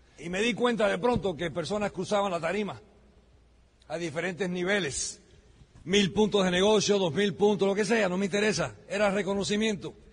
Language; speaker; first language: Spanish; early bilingual, heritage; Spanish